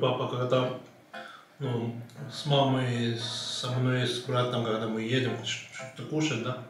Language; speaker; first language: Russian; non-native, learner; Korean